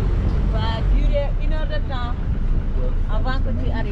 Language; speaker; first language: French; non-native, learner; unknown